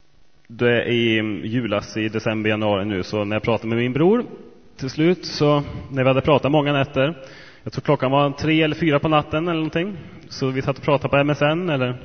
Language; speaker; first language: Swedish; native; Swedish